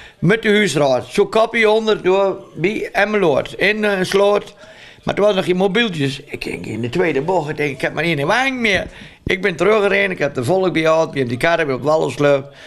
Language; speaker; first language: Dutch; native; Dutch